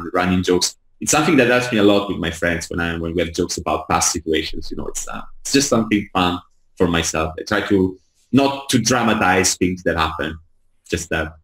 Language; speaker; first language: English; non-native, fluent; Italian